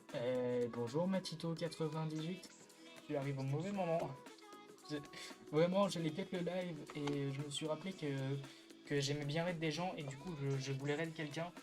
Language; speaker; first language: French; native; French